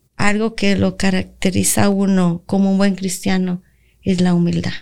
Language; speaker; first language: Spanish; native; Spanish